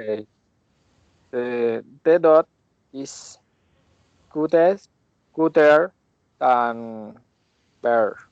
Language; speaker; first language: English; non-native, learner; Spanish